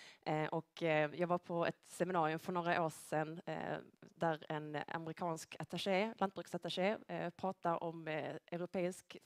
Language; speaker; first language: Swedish; native; Swedish